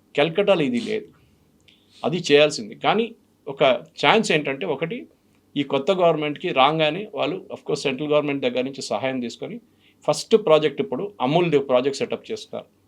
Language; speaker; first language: Telugu; non-native, fluent; Malayalam